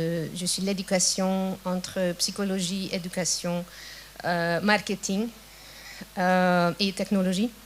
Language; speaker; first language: French; non-native, fluent; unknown